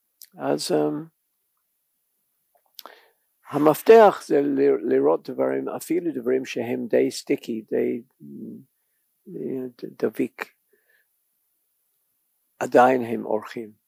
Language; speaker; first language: Hebrew; non-native, learner; English